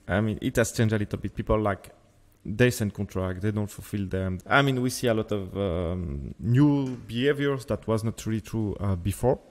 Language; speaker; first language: English; non-native, fluent; French